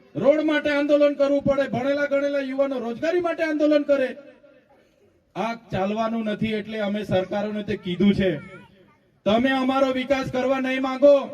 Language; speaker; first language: Gujarati; non-native, local second language; Vasavi